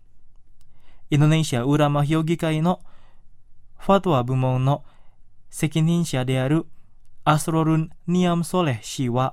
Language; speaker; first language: Japanese; non-native, fluent; Indonesian